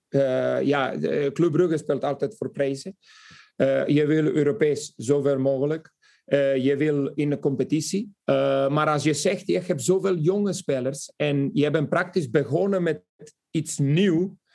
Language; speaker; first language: Dutch; non-native, fluent; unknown